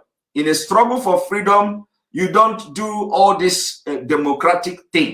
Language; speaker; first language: English; non-native, local second language; Igbo